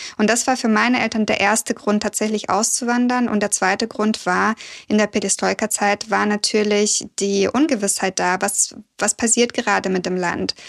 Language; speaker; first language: German; early bilingual, other home language; Russian